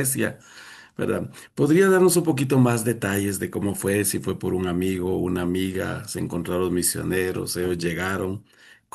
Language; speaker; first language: Spanish; native; Spanish